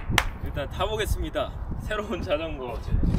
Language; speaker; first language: Korean; native; Korean